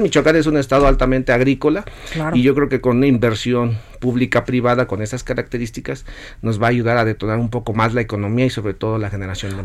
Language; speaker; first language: Spanish; native; Spanish